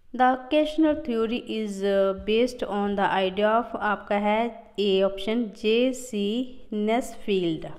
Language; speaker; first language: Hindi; non-native, local second language; Punjabi